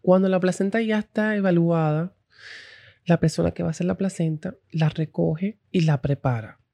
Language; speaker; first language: Spanish; early bilingual, heritage; Spanish